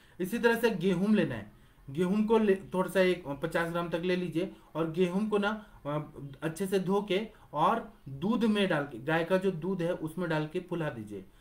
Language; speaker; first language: Hindi; non-native, local second language; Marathi